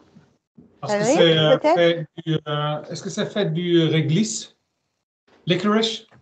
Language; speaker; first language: French; non-native, learner; German